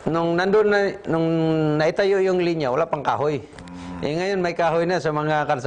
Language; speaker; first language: Filipino; native; Filipino